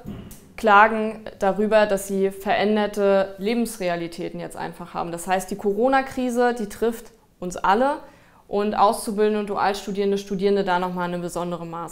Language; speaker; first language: German; native; German